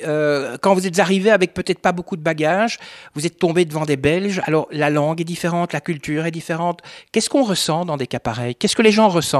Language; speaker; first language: French; native; French